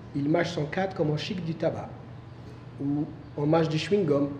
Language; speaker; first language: French; non-native, local second language; Somali